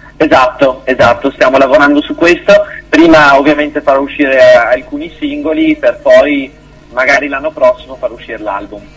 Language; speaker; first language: Italian; early bilingual, other home language; German